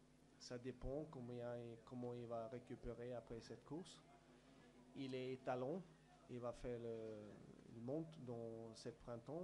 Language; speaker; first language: French; non-native, fluent; Swedish